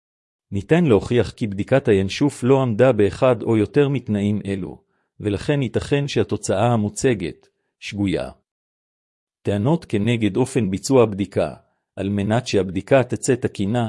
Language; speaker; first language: Hebrew; native; Hebrew